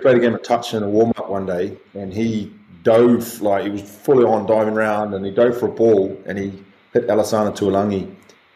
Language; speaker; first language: English; native; English